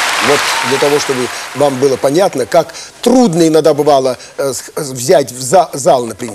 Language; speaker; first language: Russian; native; Russian